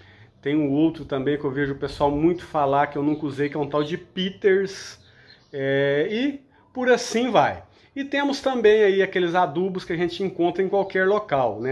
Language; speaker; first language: Portuguese; native; Portuguese